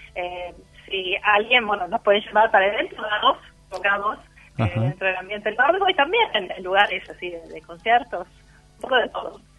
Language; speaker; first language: Spanish; non-native, fluent; Swedish